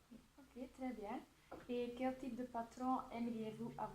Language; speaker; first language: French; non-native, local second language; Dutch